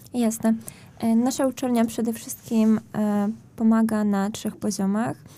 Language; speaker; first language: Polish; native; Polish